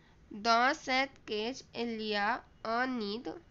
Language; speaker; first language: French; non-native, fluent; Hindi